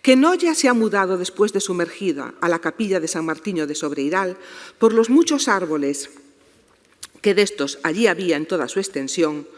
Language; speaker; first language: Spanish; non-native, local second language; Galician